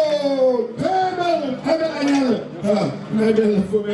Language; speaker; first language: French; non-native, local second language; Wolof